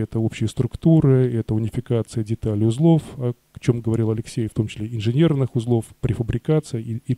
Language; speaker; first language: Russian; native; Russian